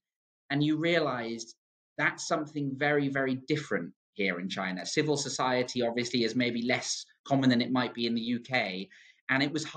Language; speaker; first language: English; native; English